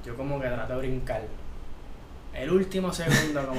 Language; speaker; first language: Spanish; native; Spanish